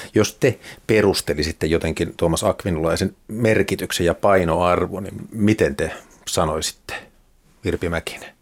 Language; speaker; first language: Finnish; native; Finnish